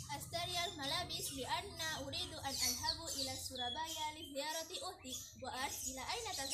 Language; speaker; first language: Arabic; non-native, learner; Indonesian